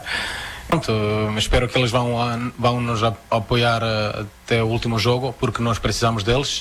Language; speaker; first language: Portuguese; non-native, fluent; Croatian